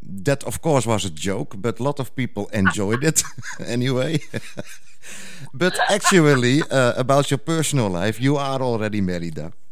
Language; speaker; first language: English; non-native, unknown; Dutch